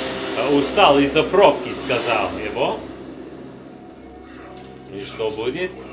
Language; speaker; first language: Russian; non-native, learner; English